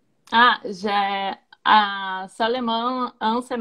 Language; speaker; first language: French; non-native, learner; Portuguese